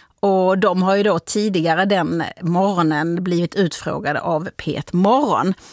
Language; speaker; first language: Swedish; native; Swedish